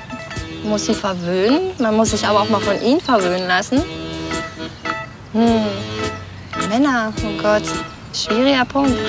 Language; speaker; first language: German; native; German